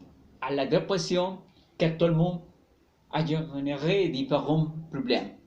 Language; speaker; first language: French; non-native, learner; Spanish